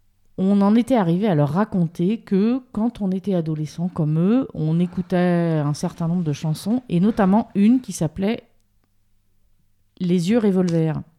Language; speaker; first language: French; native; French